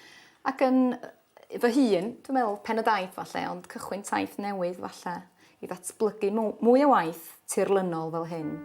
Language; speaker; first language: Welsh; native; Welsh